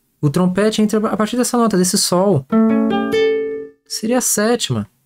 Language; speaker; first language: Portuguese; native; Portuguese